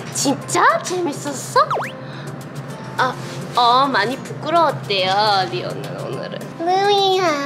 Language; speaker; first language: Korean; non-native, fluent; Thai